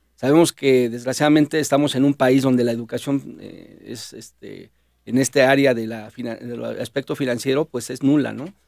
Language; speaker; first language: Spanish; native; Spanish